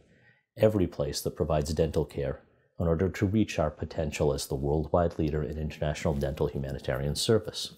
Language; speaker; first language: English; native; English